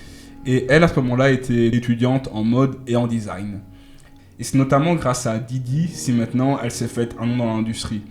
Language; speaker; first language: French; native; French